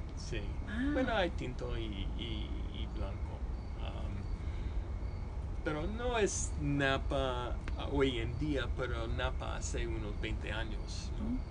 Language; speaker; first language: Spanish; non-native, fluent; English